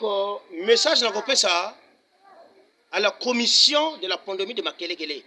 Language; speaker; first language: French; non-native, local second language; Lingala